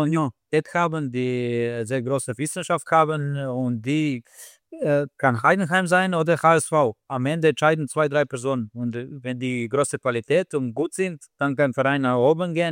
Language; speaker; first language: German; non-native, fluent; Slovenian